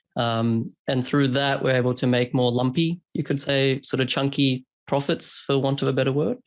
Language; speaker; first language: English; early bilingual, other home language; Hindi